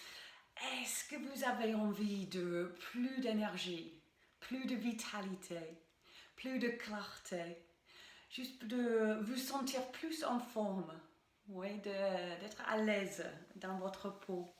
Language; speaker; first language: French; non-native, fluent; English